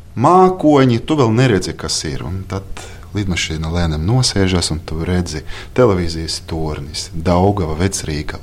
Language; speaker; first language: Latvian; non-native, local second language; Russian